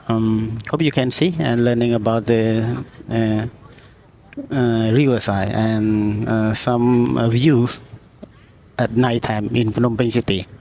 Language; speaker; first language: English; non-native, learner; Khmer